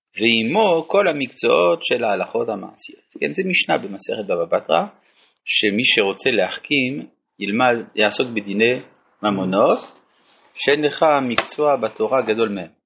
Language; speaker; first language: Hebrew; non-native, fluent; French